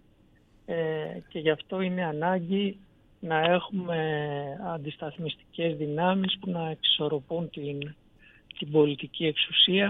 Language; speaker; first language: Greek; native; Greek